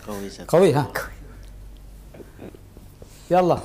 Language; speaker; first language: Arabic; non-native, fluent; Indonesian